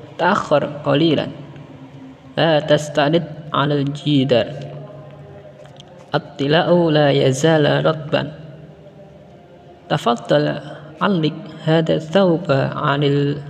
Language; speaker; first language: Arabic; non-native, learner; Indonesian